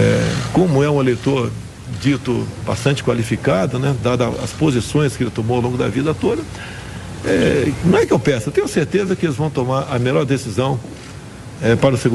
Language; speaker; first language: Portuguese; native; Portuguese